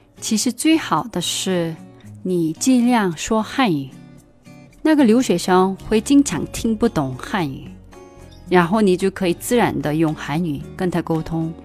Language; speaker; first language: Chinese; non-native, fluent; Korean